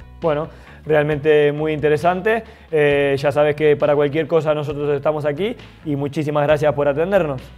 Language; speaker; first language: Spanish; native; Spanish